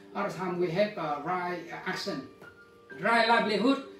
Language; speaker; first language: English; non-native, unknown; Vietnamese